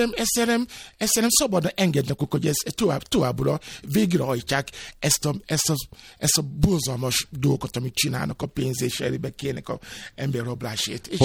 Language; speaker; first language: Hungarian; non-native, fluent; Yoruba